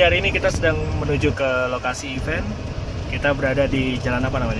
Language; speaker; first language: Indonesian; native; Indonesian